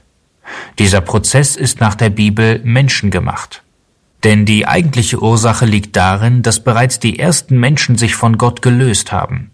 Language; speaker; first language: German; native; German